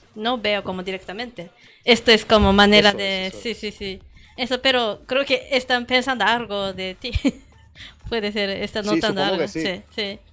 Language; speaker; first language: Spanish; non-native, fluent; Japanese